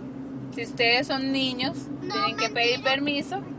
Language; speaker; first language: Spanish; native; Spanish